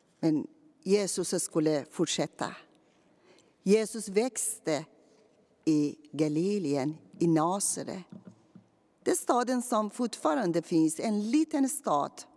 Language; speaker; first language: Swedish; non-native, fluent; Persian